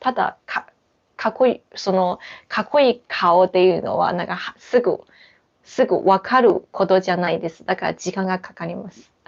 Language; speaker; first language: Japanese; non-native, fluent; Chinese